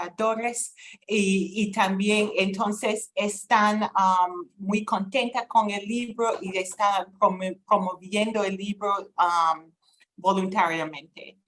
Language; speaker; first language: Spanish; non-native, fluent; English